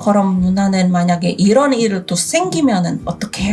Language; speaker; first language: Korean; non-native, fluent; Indonesian